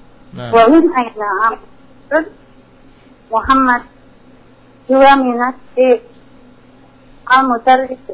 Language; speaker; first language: Arabic; non-native, learner; Indonesian